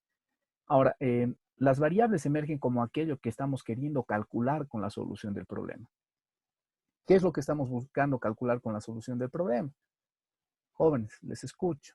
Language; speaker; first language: Spanish; native; Spanish